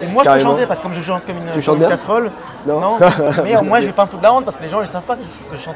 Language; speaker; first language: French; native; French